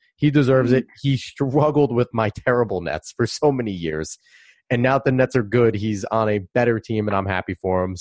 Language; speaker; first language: English; native; English